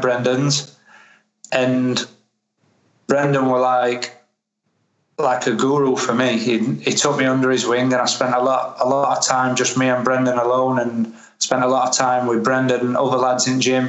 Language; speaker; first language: English; native; English